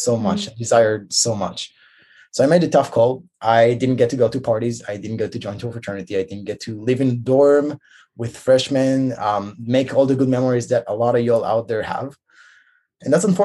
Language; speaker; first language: English; non-native, fluent; Hebrew